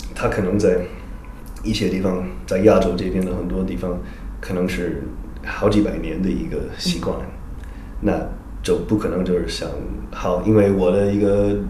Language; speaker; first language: Chinese; non-native, fluent; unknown